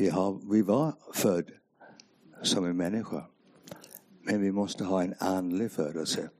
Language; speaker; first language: Swedish; non-native, fluent; English